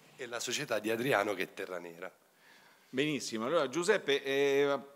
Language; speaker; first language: Italian; native; Italian